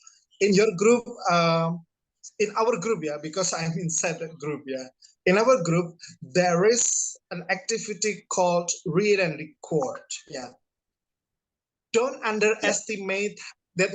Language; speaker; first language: English; non-native, fluent; Indonesian